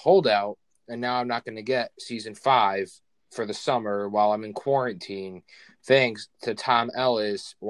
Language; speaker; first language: English; native; English